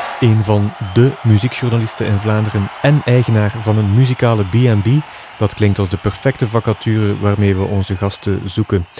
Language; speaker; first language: Dutch; native; Dutch